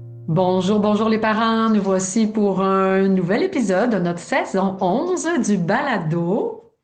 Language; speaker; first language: French; native; French